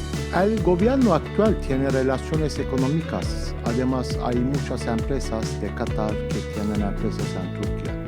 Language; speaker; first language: Spanish; non-native, fluent; Turkish